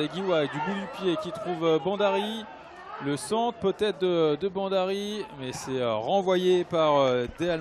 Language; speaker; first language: French; native; French